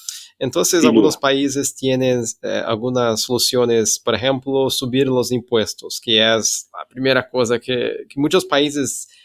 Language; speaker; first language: Spanish; non-native, fluent; Portuguese